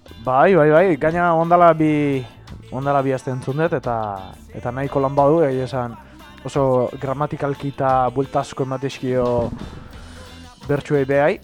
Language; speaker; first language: Basque; native; Basque